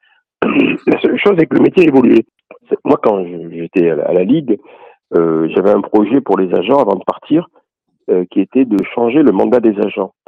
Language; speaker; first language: French; native; French